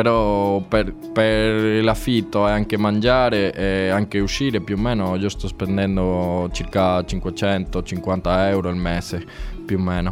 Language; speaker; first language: Italian; non-native, learner; Spanish